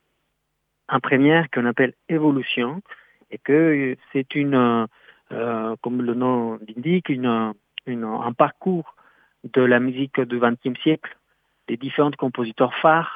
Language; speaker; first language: French; non-native, fluent; Spanish